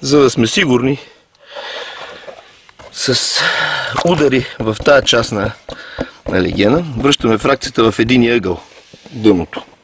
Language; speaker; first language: Bulgarian; native; Bulgarian